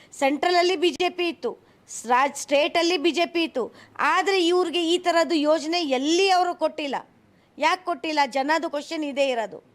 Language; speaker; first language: Kannada; non-native, local second language; Hindi